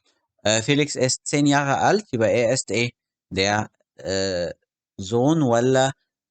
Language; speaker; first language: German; non-native, fluent; Arabic